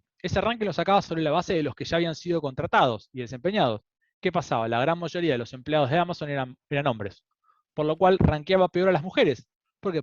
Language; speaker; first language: Spanish; native; Spanish